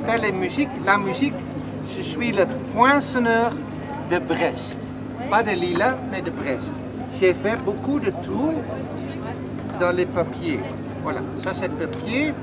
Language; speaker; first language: French; non-native, learner; Dutch